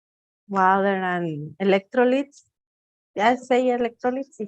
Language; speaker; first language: English; non-native, learner; Spanish